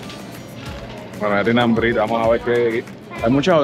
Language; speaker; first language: Spanish; native; Spanish